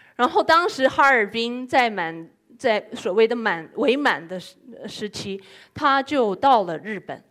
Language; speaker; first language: Chinese; non-native, fluent; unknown